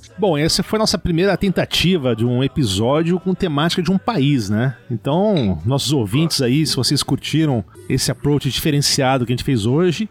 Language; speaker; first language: Portuguese; native; Portuguese